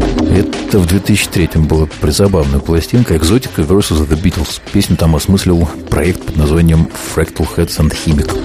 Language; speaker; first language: Russian; native; Russian